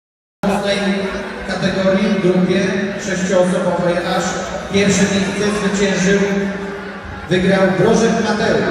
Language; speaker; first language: Polish; native; Polish